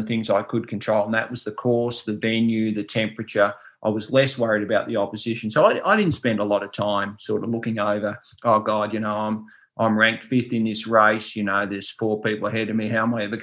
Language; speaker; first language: English; native; English